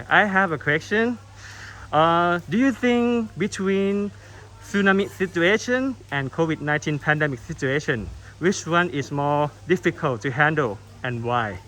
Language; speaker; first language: English; non-native, learner; Thai